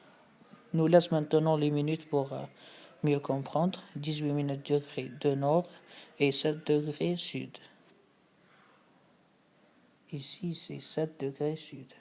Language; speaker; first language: French; non-native, fluent; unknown